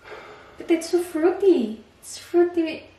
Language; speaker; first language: English; non-native, learner; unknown